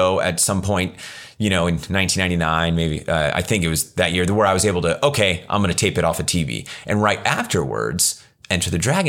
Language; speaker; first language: English; native; English